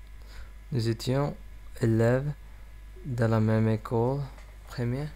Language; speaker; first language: French; non-native, learner; English